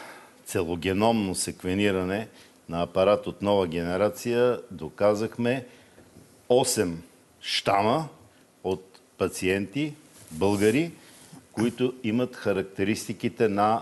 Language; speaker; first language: Bulgarian; native; Bulgarian